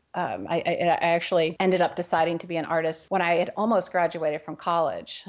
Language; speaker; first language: English; native; English